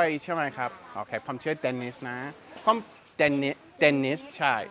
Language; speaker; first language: Thai; non-native, learner; English